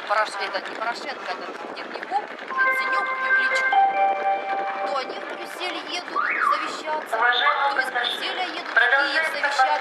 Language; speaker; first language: Russian; native; Russian